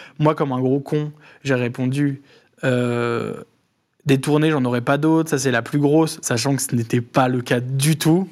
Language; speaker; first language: French; native; French